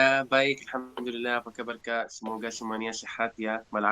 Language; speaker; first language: Indonesian; non-native, fluent; Arabic